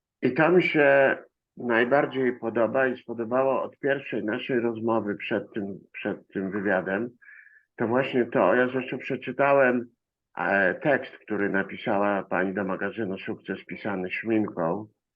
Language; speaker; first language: Polish; native; Polish